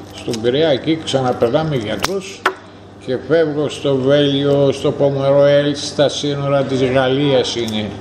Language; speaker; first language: Greek; native; Greek